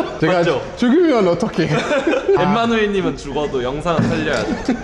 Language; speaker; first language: Korean; native; Korean